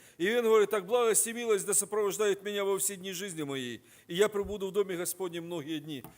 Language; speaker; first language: Ukrainian; non-native, local second language; Russian